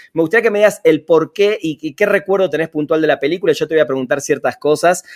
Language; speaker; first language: Spanish; native; Spanish